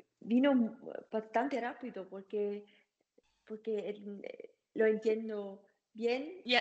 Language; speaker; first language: Spanish; non-native, learner; German